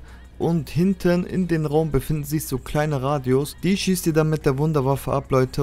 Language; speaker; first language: German; native; German